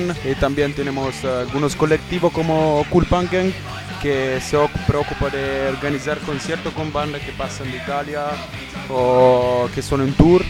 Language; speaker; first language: Spanish; non-native, learner; Italian